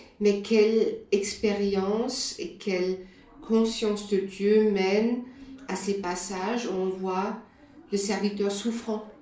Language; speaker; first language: French; non-native, fluent; German